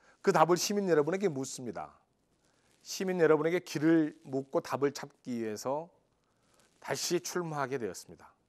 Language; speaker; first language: Korean; native; Korean